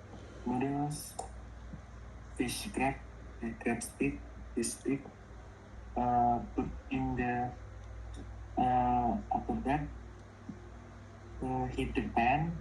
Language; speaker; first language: English; non-native, learner; Indonesian